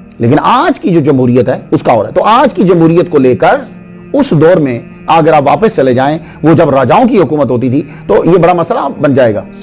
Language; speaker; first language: Urdu; native; Urdu